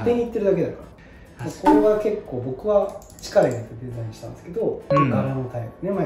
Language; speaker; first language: Japanese; native; Japanese